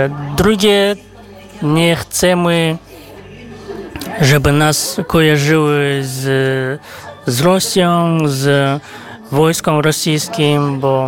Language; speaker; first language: Polish; non-native, fluent; Kazakh